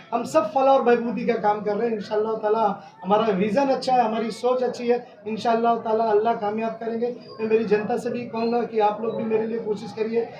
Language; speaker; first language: Hindi; native; Hindi